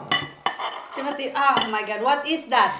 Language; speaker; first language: English; non-native, fluent; Indonesian